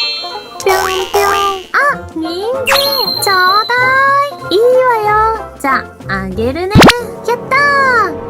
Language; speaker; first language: Japanese; native; Japanese